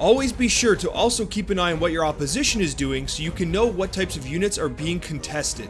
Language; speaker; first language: English; native; English